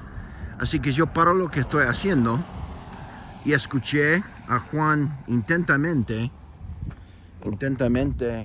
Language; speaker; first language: Spanish; non-native, fluent; English